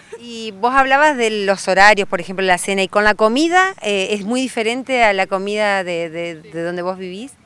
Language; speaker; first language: Spanish; native; Spanish